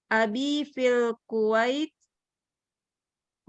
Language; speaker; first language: Arabic; non-native, learner; Indonesian